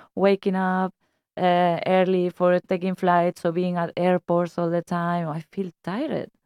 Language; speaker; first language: English; non-native, fluent; Spanish